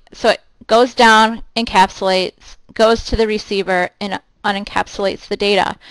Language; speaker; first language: English; native; English